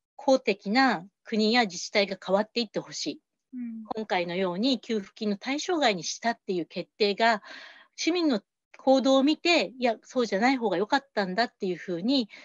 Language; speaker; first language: Japanese; native; Japanese